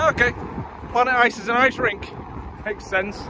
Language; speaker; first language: English; native; English